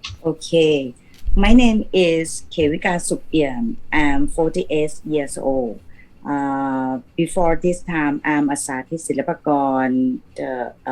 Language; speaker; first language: English; non-native, learner; Thai